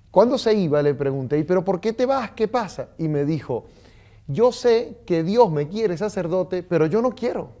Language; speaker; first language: Spanish; native; Spanish